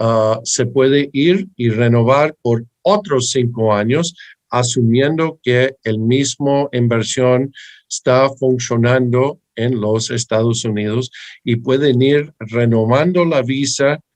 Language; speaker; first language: Spanish; early bilingual, heritage; English